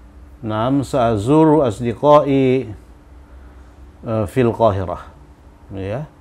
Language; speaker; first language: Arabic; non-native, fluent; Indonesian